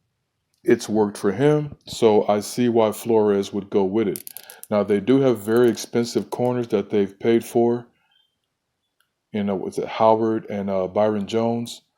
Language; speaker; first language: English; native; English